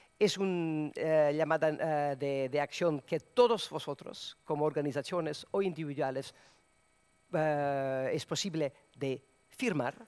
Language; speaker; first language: Spanish; non-native, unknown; Serbian